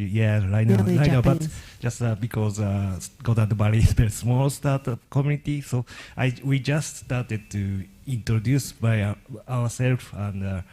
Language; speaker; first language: English; non-native, learner; Japanese